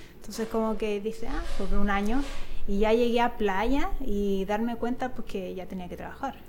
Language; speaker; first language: Spanish; native; Spanish